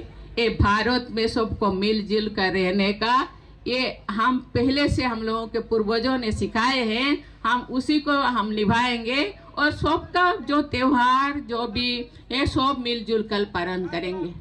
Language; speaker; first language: Hindi; non-native, local second language; Santali